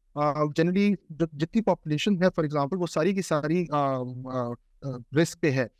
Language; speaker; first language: Urdu; non-native, local second language; Pashto